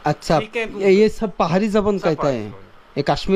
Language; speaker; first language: Hindi; non-native, learner; Bangla